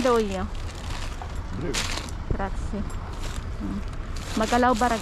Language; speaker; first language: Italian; non-native, learner; Filipino